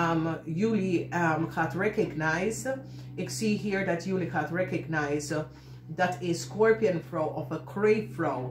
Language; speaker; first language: Dutch; non-native, learner; English